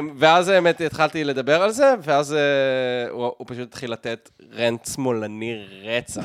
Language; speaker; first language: Hebrew; native; Hebrew